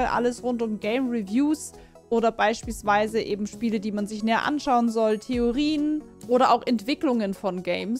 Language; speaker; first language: German; native; German